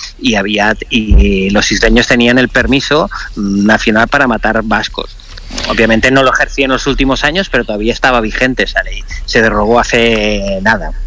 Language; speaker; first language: Spanish; non-native, local second language; Catalan